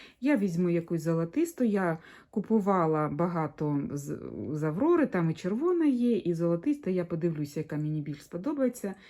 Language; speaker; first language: Ukrainian; non-native, local second language; Russian